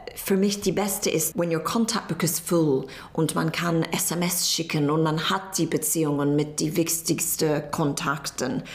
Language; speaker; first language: German; non-native, fluent; English